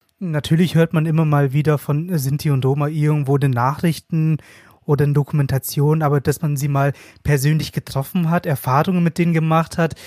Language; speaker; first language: German; early bilingual, other home language; Vietnamese